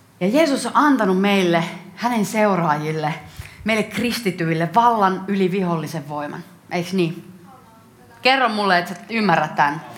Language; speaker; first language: Finnish; native; Finnish